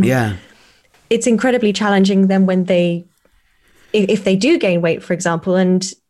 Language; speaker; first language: English; native; English